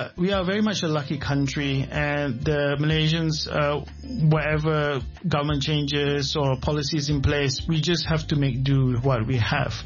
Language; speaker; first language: English; non-native, local second language; Malay